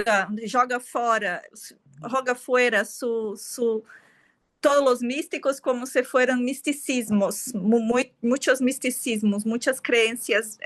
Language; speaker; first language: Spanish; non-native, fluent; Portuguese